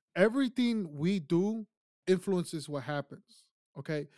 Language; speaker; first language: English; early bilingual, other home language; Spanish